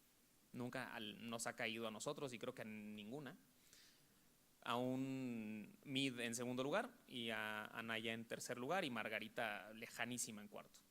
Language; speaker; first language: Spanish; native; Spanish